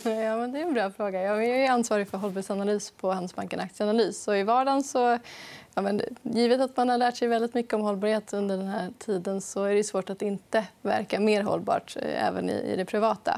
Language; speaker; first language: Swedish; native; Swedish